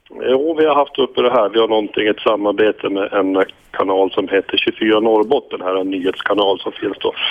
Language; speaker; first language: Swedish; native; Swedish